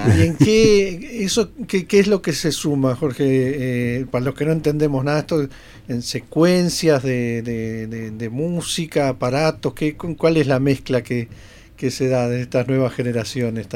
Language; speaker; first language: Spanish; native; Spanish